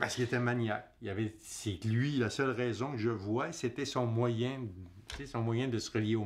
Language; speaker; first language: French; native; French